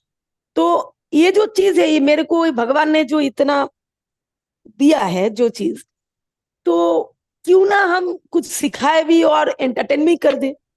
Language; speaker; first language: Hindi; non-native, local second language; Bangla